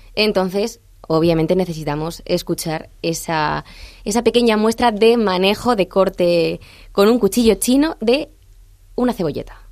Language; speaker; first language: Spanish; native; Spanish